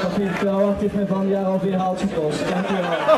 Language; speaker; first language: Dutch; non-native, learner; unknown